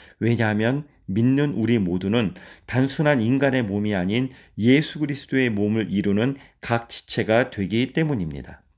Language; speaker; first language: Korean; native; Korean